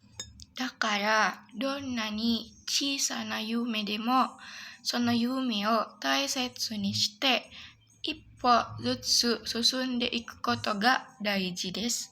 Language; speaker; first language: Japanese; non-native, learner; Indonesian